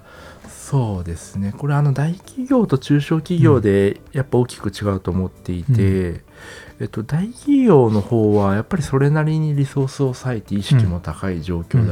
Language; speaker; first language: Japanese; native; Japanese